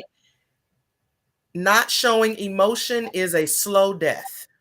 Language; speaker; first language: English; native; English